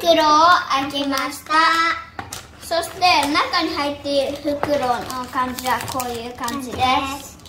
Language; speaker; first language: Japanese; early bilingual, heritage; Japanese